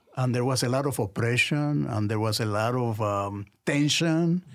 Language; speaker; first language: English; non-native, fluent; Spanish